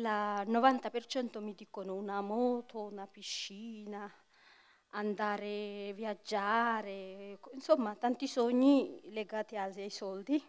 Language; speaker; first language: Italian; non-native, fluent; Tigrinya